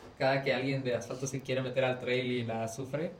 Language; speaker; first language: Spanish; native; Spanish